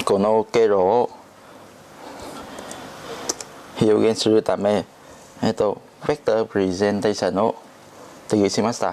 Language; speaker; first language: Japanese; non-native, learner; Vietnamese